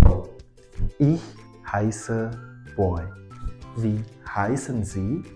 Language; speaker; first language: German; non-native, fluent; Indonesian